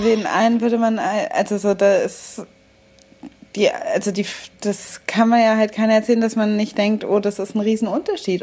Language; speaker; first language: German; native; German